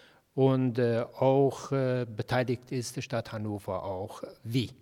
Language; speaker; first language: German; non-native, fluent; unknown